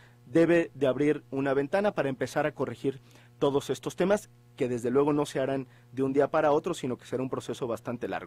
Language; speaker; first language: Spanish; native; Spanish